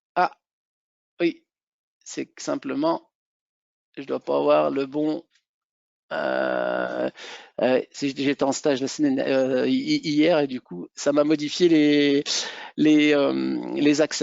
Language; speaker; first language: French; native; French